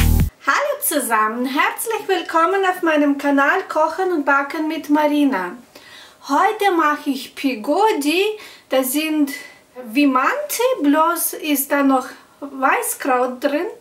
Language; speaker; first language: German; non-native, fluent; Russian